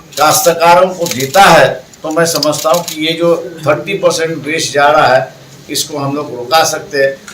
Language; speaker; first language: Hindi; non-native, local second language; Marathi